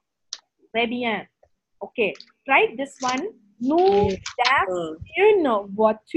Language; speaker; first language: French; non-native, fluent; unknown